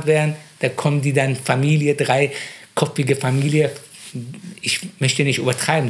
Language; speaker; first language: German; non-native, fluent; Persian